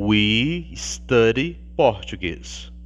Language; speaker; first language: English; non-native, learner; Portuguese